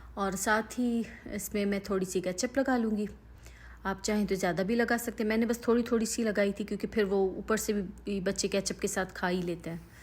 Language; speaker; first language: Urdu; native; Urdu